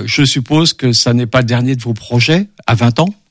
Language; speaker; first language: French; native; French